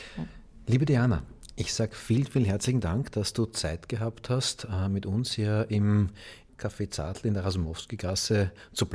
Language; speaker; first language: German; native; German